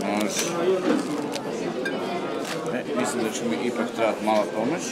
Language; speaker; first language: Croatian; native; Croatian